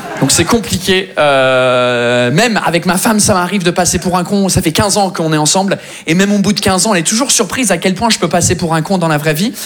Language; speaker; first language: French; non-native, fluent; English